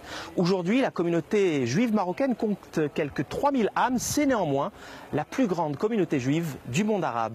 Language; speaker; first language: French; native; French